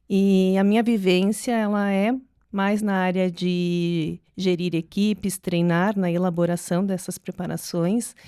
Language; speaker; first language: Portuguese; native; Portuguese